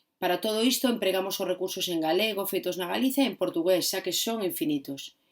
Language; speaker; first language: Galician; non-native, local second language; Spanish